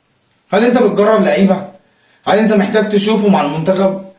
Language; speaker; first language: Arabic; native; Arabic